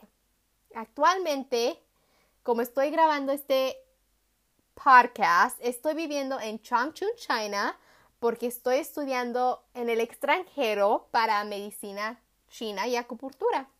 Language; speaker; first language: Spanish; early bilingual, heritage; Spanish